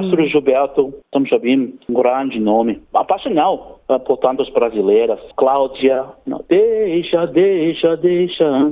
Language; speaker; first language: Portuguese; non-native, learner; English